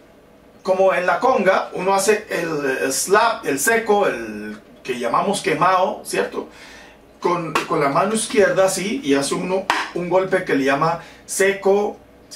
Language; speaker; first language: Spanish; native; Spanish